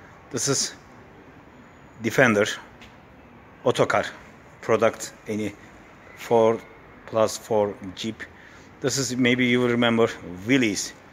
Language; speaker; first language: English; non-native, learner; Turkish